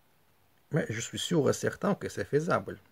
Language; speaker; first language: French; non-native, fluent; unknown